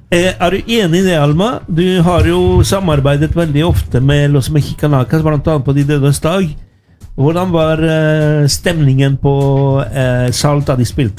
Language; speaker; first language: Norwegian; non-native, fluent; Spanish